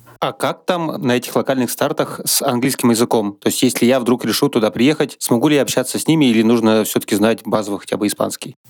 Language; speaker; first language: Russian; native; Russian